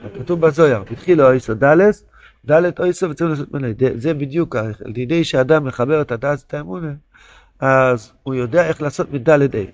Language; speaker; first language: Hebrew; non-native, local second language; Yiddish